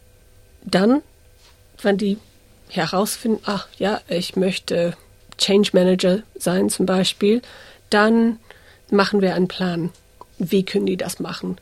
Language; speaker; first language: German; early bilingual, heritage; English